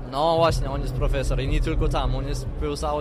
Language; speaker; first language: Polish; non-native, learner; Danish